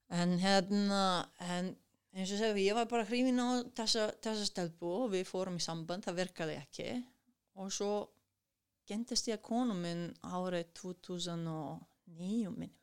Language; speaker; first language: Icelandic; non-native, fluent; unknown